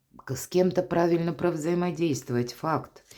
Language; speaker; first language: Russian; native; Russian